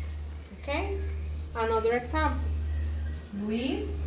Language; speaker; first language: English; non-native, fluent; Spanish